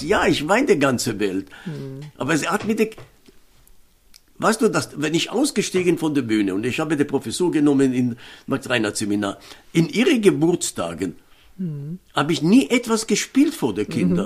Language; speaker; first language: German; non-native, fluent; Hebrew